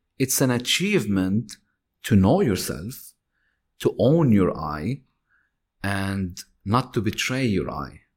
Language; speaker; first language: English; non-native, fluent; Arabic